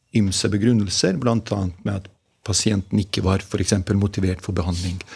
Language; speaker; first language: Norwegian; non-native, fluent; Bosnian